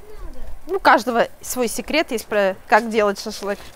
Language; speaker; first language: Russian; native; Russian